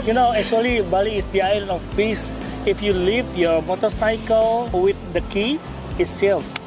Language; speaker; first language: English; non-native, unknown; Indonesian